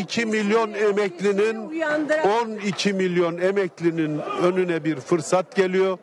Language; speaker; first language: Turkish; native; Turkish